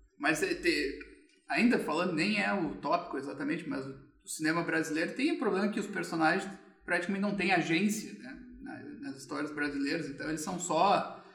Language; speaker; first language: Portuguese; native; Portuguese